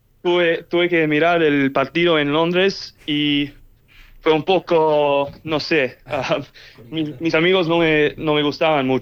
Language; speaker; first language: Spanish; early bilingual, heritage; English